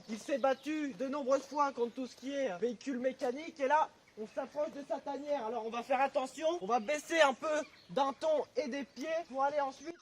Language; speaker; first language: French; native; French